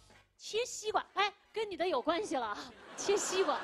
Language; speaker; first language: Chinese; native; Chinese